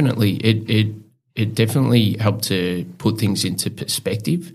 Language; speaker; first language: English; native; English